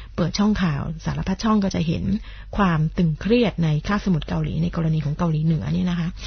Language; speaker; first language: Thai; native; Thai